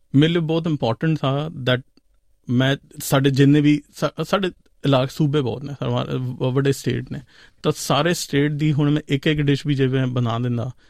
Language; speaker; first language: Punjabi; non-native, local second language; Hindi